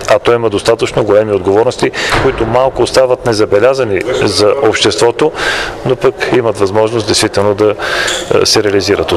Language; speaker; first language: Bulgarian; native; Bulgarian